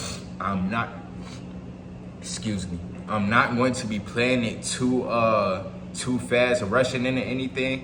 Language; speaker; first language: English; native; English